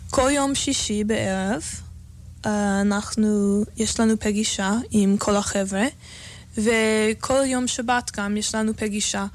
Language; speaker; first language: Hebrew; non-native, learner; English